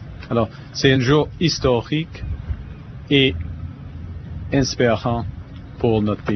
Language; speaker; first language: French; non-native, fluent; English